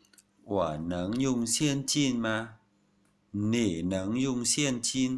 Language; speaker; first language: Chinese; non-native, fluent; Vietnamese